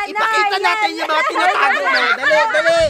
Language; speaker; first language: Filipino; native; Filipino